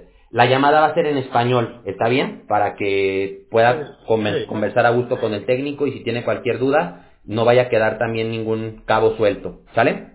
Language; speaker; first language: Spanish; native; Spanish